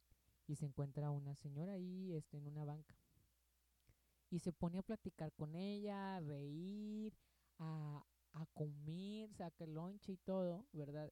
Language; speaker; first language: Spanish; native; Spanish